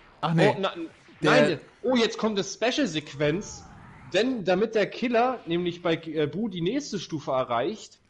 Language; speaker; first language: German; native; German